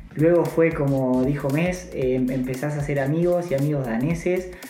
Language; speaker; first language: Spanish; native; Spanish